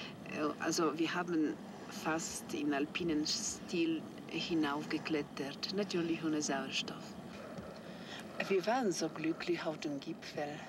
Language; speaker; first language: German; non-native, fluent; Polish